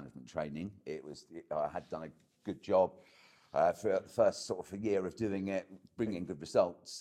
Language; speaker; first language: English; native; English